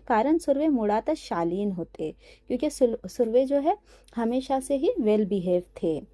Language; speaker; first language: Hindi; non-native, local second language; Marathi